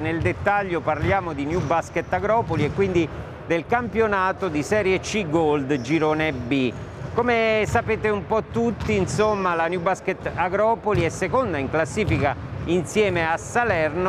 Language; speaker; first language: Italian; native; Italian